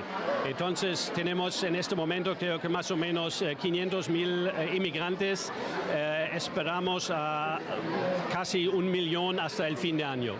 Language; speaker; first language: Spanish; non-native, fluent; German